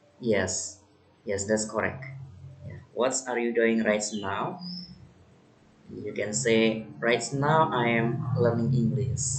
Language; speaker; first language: English; non-native, fluent; Indonesian